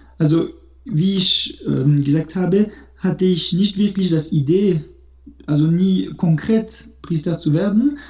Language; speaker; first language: German; non-native, local second language; French